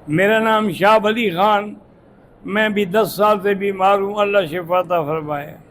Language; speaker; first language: Urdu; native; Urdu